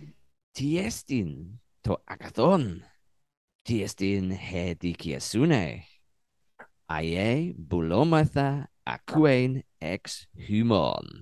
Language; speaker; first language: Greek; non-native, learner; English